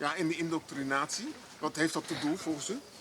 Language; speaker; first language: Dutch; native; Dutch